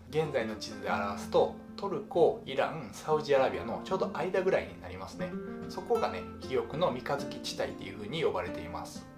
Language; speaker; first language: Japanese; native; Japanese